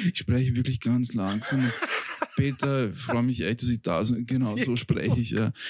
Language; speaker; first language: German; early bilingual, other home language; Bosnian